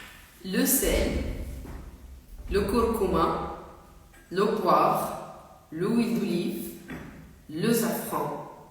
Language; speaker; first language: French; non-native, local second language; Arabic